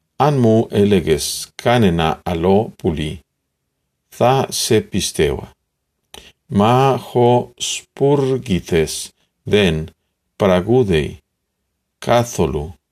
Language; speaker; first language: Greek; non-native, learner; Spanish